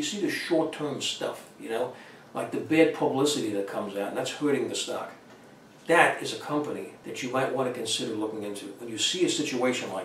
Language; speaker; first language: English; native; English